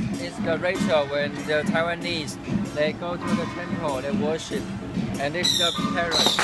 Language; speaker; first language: English; non-native, fluent; Chinese